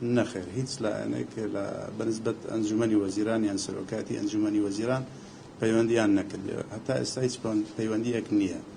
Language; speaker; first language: Central Kurdish; non-native, local second language; Assyrian Neo-Aramaic